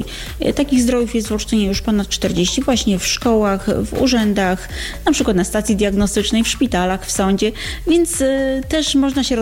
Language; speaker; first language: Polish; native; Polish